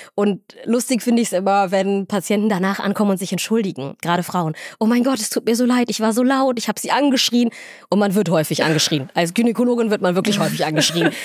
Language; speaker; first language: German; early bilingual, other home language; Somali